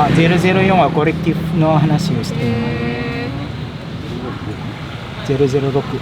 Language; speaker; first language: Japanese; non-native, fluent; Indonesian